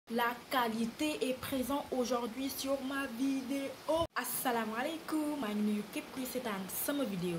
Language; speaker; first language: French; non-native, local second language; Wolof